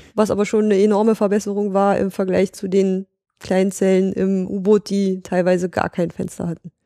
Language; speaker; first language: German; native; German